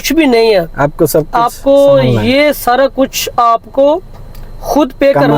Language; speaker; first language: Hindi; native; Hindi